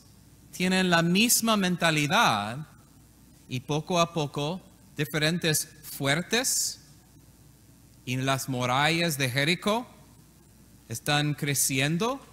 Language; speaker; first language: Spanish; non-native, learner; English